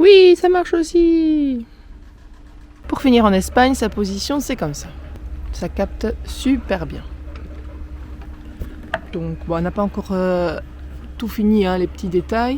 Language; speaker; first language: French; native; French